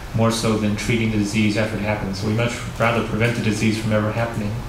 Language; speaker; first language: English; native; English